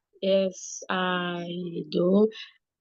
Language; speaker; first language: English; non-native, learner; Indonesian